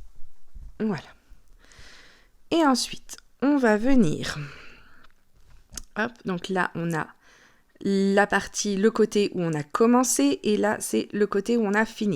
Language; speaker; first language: French; native; French